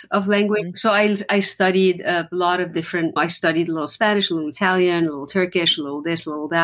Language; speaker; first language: English; non-native, fluent; Arabic